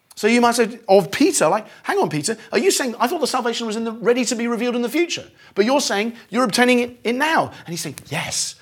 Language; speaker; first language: English; native; English